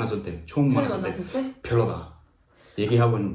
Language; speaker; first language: Korean; non-native, learner; Spanish